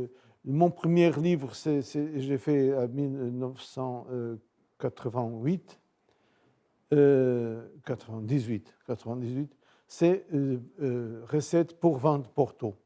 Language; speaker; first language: French; non-native, fluent; Portuguese